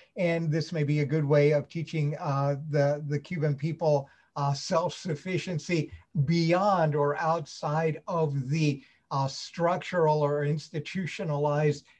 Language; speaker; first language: English; native; English